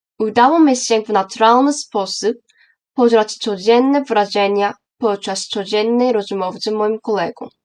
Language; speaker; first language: Polish; non-native, learner; Korean